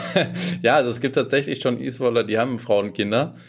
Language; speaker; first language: German; native; German